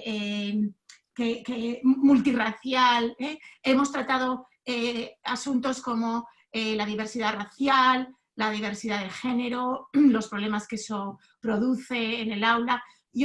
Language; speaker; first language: Spanish; native; Spanish